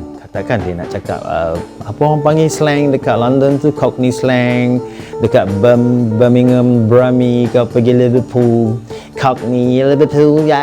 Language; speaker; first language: Malay; native; Malay